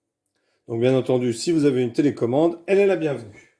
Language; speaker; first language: French; native; French